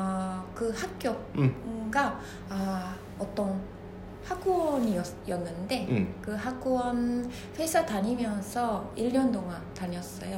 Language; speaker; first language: Korean; non-native, fluent; Japanese